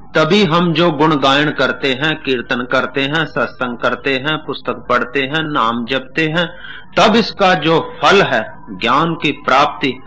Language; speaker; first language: Hindi; non-native, local second language; Punjabi